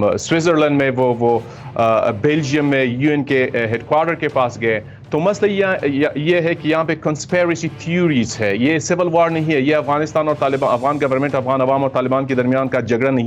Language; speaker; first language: Hindi; non-native, fluent; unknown